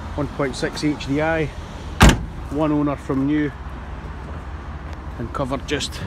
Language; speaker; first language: English; native; English